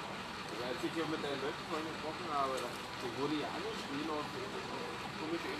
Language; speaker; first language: German; native; German